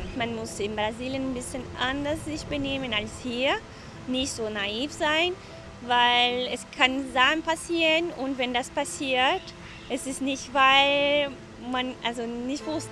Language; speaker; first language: German; non-native, fluent; Portuguese